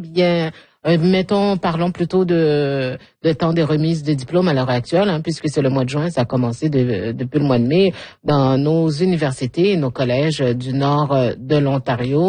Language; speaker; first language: French; native; French